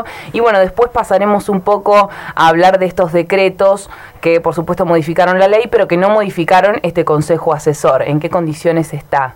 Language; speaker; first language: Spanish; native; Spanish